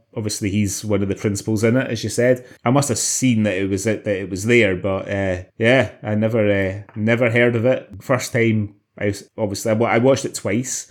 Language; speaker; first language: English; native; English